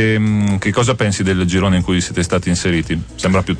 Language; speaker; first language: Italian; native; Italian